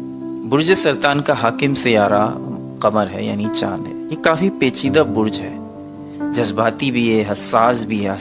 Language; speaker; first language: Urdu; native; Urdu